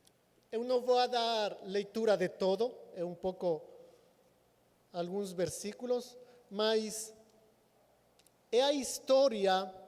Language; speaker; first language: Portuguese; non-native, fluent; Spanish